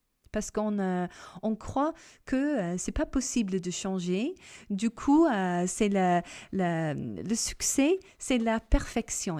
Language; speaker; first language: French; non-native, fluent; English